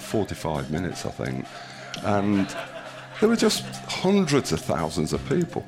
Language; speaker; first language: English; native; English